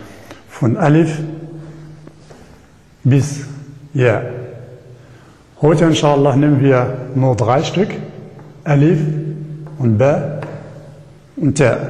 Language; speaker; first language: German; non-native, learner; Arabic